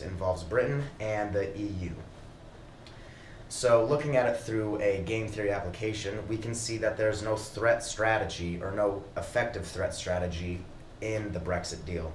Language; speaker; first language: English; native; English